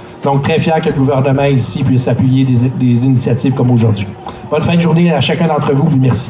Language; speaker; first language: French; native; French